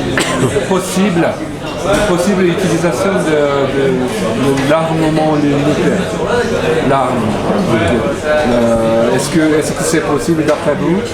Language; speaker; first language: French; non-native, learner; Japanese